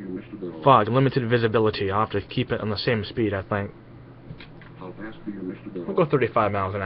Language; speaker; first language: English; native; English